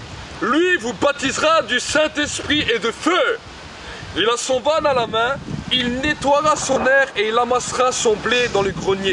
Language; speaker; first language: French; native; French